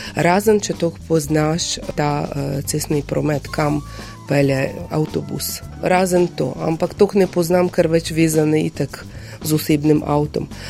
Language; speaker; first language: Slovenian; non-native, fluent; Ukrainian